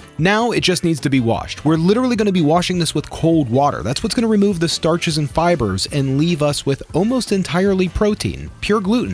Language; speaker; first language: English; native; English